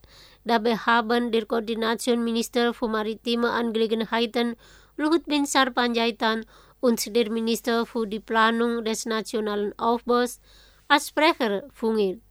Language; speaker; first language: German; non-native, fluent; Indonesian